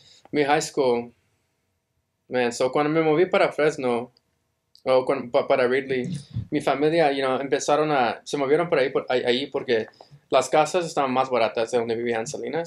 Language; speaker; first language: Spanish; early bilingual, heritage; Spanish